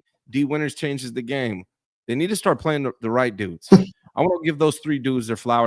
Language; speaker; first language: English; native; English